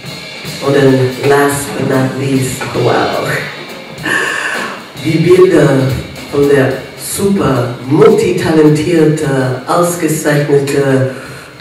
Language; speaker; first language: German; non-native, fluent; English